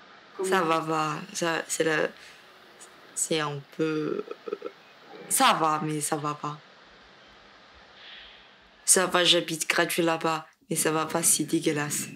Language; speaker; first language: French; non-native, learner; Chinese